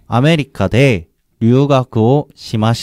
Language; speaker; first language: Japanese; non-native, learner; Korean